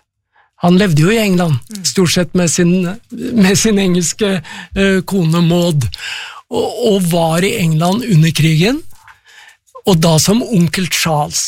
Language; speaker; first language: Norwegian; native; Norwegian